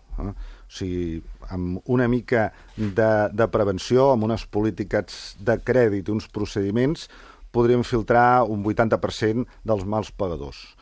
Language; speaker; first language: Catalan; non-native, local second language; Spanish